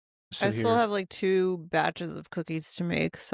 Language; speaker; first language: English; native; English